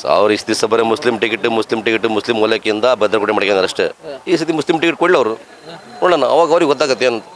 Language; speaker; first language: Kannada; native; Kannada